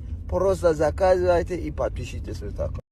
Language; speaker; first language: Russian; non-native, learner; Tajik